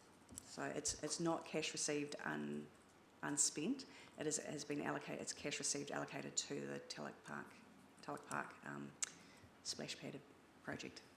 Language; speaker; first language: English; native; English